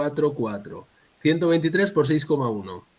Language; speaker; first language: Spanish; native; Spanish